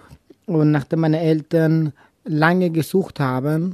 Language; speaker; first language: German; non-native, local second language; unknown